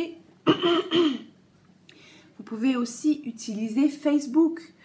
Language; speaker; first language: French; native; French